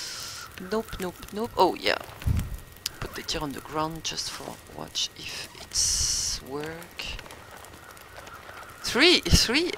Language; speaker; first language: English; non-native, learner; French